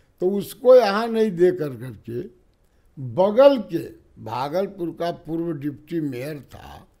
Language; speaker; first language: Hindi; native; Hindi